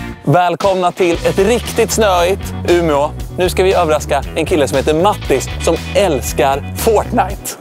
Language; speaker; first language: Swedish; native; Swedish